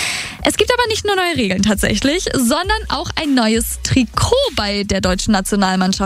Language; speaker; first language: German; native; German